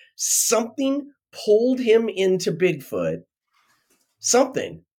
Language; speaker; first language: English; native; English